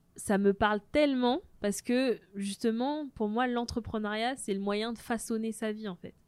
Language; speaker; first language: French; native; French